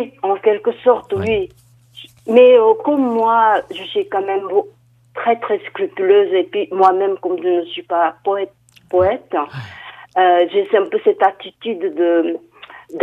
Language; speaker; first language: French; non-native, fluent; Korean